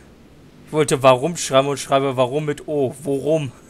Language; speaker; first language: German; native; German